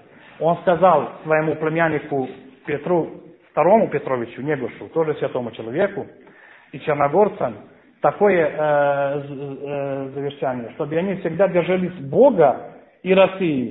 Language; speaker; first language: Russian; non-native, fluent; Serbian